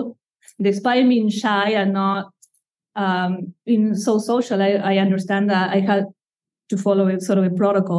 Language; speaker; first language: English; non-native, fluent; Spanish